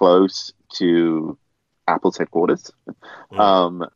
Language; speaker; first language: English; native; English